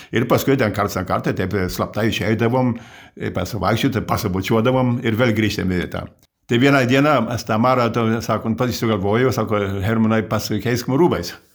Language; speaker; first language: Lithuanian; early bilingual, heritage; Lithuanian